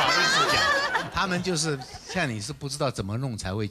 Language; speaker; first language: Chinese; native; Chinese